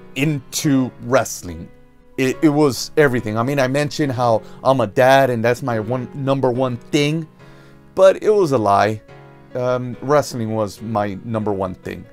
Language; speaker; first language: English; native; English